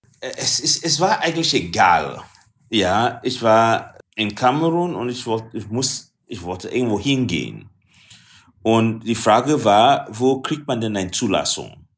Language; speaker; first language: German; non-native, fluent; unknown